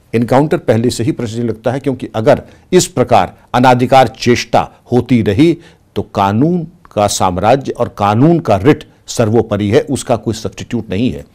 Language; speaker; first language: Hindi; native; Hindi